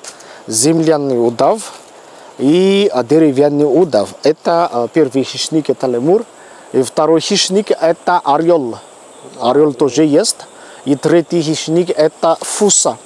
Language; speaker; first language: Russian; non-native, learner; Malagasy